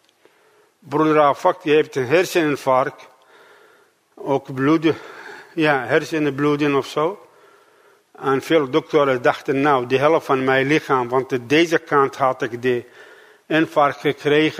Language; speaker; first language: Dutch; non-native, fluent; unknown